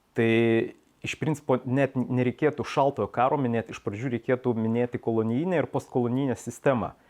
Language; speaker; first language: Lithuanian; native; Lithuanian